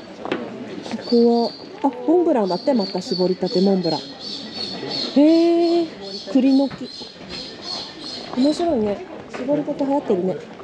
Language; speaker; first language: Japanese; non-native, fluent; Korean